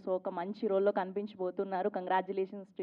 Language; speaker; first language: Telugu; native; Telugu